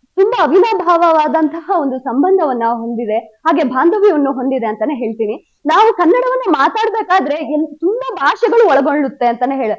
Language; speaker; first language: Kannada; native; Kannada